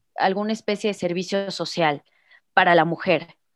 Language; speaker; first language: Spanish; native; Spanish